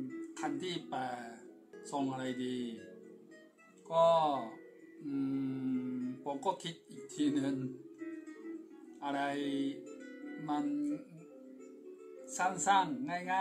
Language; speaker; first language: Thai; non-native, fluent; Japanese